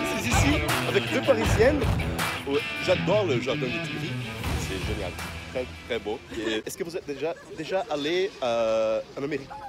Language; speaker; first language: French; non-native, fluent; Portuguese